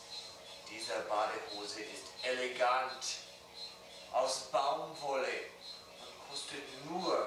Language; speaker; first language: German; non-native, learner; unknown